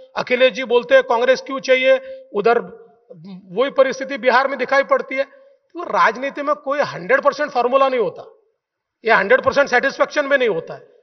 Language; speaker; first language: Hindi; non-native, local second language; Marathi